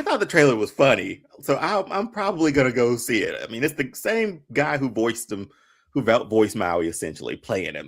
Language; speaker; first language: English; native; English